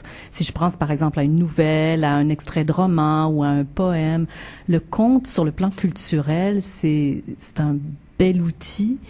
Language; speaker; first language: French; native; French